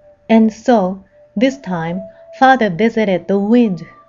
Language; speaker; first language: English; non-native, fluent; Japanese